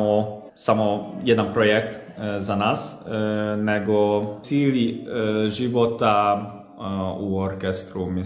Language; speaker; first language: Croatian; non-native, local second language; Hungarian